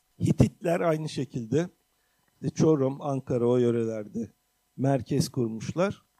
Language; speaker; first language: Turkish; native; Turkish